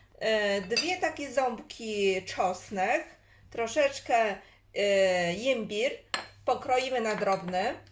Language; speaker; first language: Polish; non-native, learner; Chinese